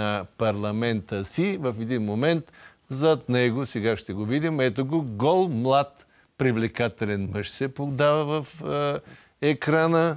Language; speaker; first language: Bulgarian; native; Bulgarian